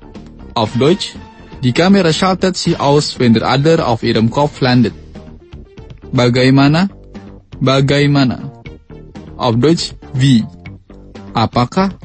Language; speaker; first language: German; non-native, fluent; Indonesian